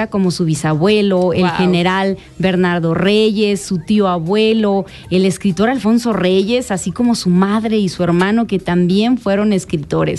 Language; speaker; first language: Spanish; native; Spanish